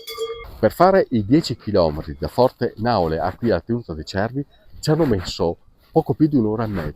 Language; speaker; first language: Italian; native; Italian